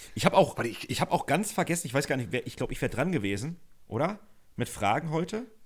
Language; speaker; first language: German; native; German